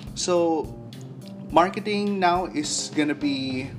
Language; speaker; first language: English; non-native, local second language; Cebuano